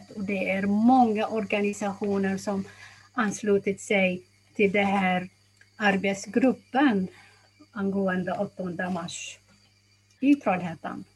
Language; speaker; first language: Swedish; non-native, fluent; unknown